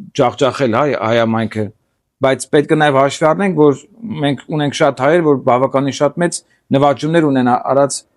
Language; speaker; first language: Armenian; native; Armenian